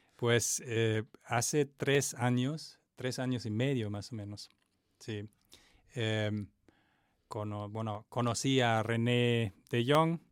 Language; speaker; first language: Spanish; non-native, fluent; German